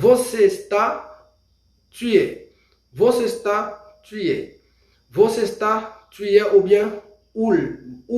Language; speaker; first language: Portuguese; non-native, fluent; Haitian Creole